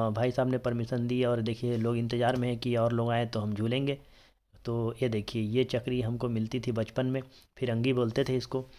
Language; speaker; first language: Hindi; native; Hindi